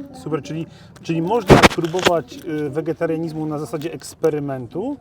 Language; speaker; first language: Polish; native; Polish